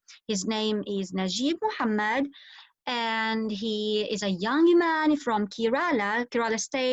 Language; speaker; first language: English; non-native, fluent; Arabic